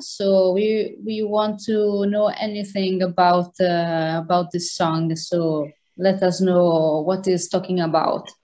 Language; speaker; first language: English; non-native, fluent; Italian